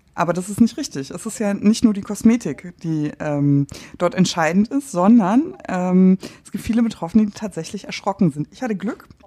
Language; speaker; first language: German; native; German